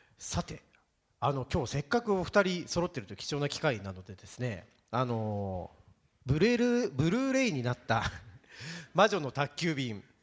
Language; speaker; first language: Japanese; native; Japanese